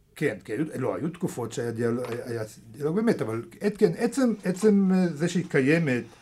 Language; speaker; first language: Hebrew; early bilingual, other home language; Russian